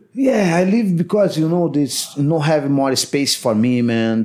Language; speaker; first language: English; non-native, learner; Portuguese